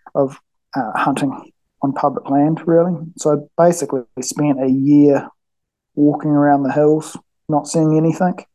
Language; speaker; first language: English; native; English